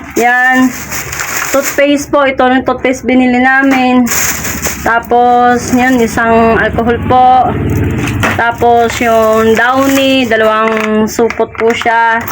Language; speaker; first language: Filipino; non-native, local second language; Cebuano